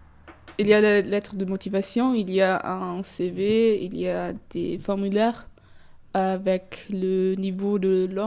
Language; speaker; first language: French; non-native, fluent; German